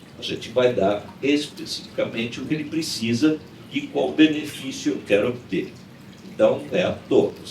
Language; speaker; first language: Portuguese; native; Portuguese